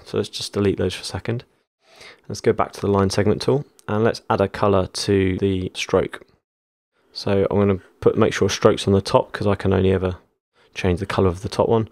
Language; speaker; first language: English; native; English